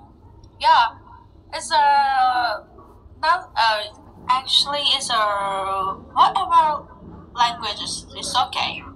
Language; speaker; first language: English; non-native, learner; Thai